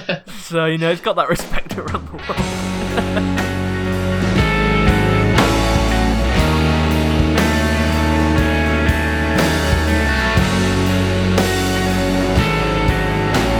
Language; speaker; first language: English; native; English